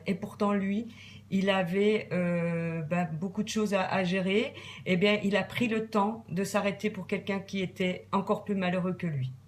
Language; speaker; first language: French; native; French